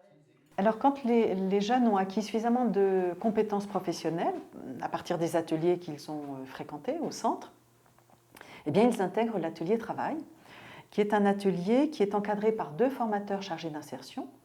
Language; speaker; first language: French; native; French